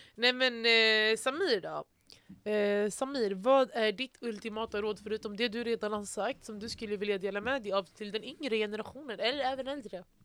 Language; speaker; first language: Swedish; early bilingual, other home language; Arabic